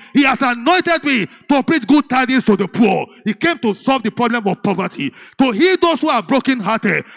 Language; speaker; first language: English; non-native, local second language; Yoruba